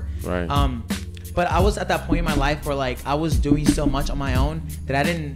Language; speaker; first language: English; early bilingual, other home language; Spanish